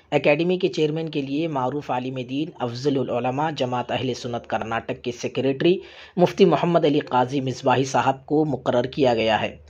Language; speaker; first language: Urdu; native; Urdu